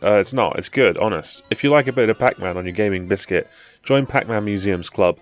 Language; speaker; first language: English; native; English